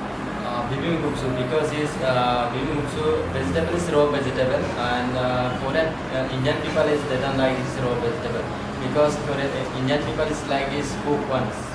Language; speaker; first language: English; non-native, learner; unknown